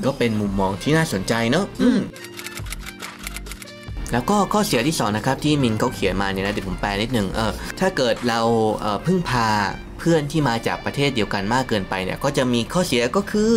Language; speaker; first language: Thai; native; Thai